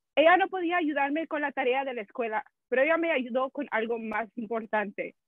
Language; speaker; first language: Spanish; early bilingual, heritage; Spanish